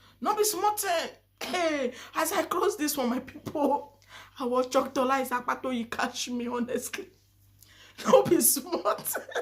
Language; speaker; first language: Nigerian Pidgin; native; Nigerian Pidgin